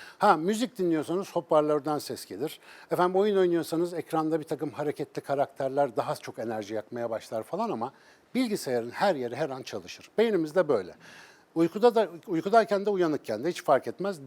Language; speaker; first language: Turkish; native; Turkish